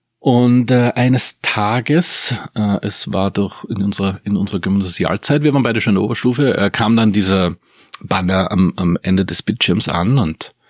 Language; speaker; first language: German; native; German